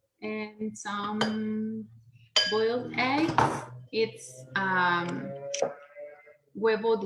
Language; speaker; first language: English; non-native, learner; Spanish